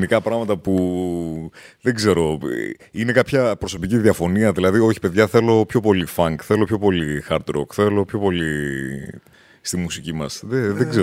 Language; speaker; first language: Greek; native; Greek